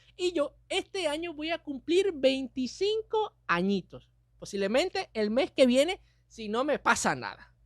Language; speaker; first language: Spanish; native; Spanish